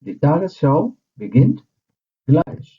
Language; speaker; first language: German; non-native, fluent; Urdu